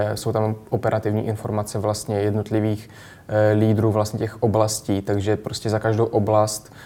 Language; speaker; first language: Czech; non-native, fluent; Russian